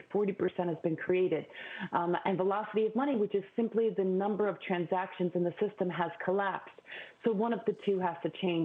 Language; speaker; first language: English; native; English